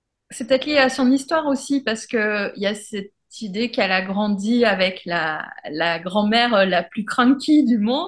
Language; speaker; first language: French; native; French